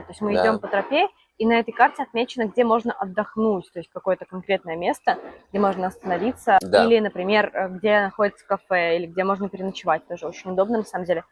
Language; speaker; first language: Russian; native; Russian